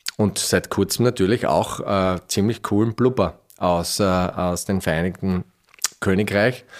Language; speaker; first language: German; native; German